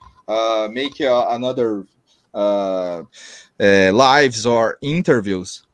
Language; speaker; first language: English; non-native, learner; Portuguese